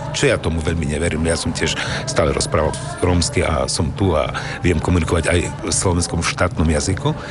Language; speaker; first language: Slovak; non-native, local second language; Romany